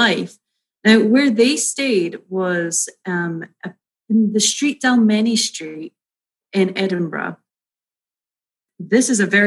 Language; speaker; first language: English; native; English